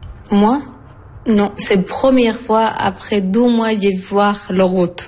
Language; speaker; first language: French; non-native, learner; Arabic